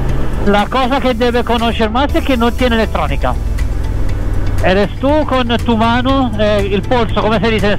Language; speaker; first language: Spanish; non-native, learner; Italian